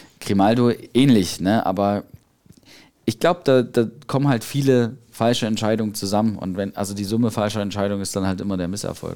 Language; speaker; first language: German; native; German